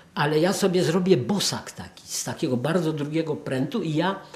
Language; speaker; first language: Polish; native; Polish